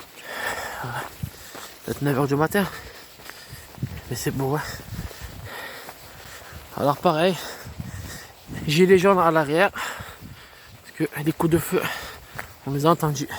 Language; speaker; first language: French; native; French